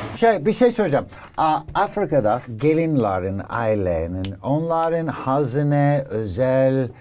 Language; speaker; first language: Turkish; non-native, learner; English